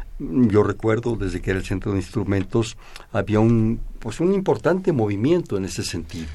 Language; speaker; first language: Spanish; native; Spanish